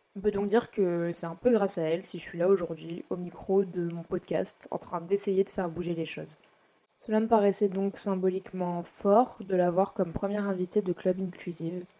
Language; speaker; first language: French; native; French